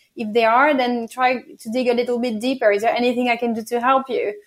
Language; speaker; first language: English; non-native, fluent; French